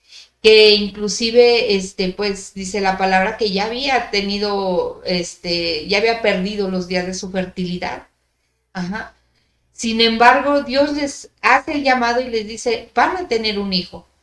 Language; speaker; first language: Spanish; native; Spanish